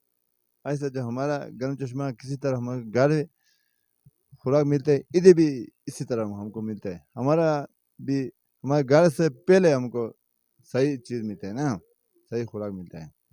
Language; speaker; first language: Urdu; non-native, local second language; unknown